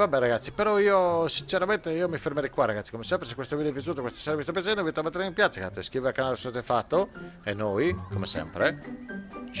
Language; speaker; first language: Italian; native; Italian